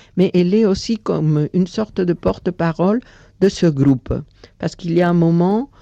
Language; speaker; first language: French; non-native, fluent; Catalan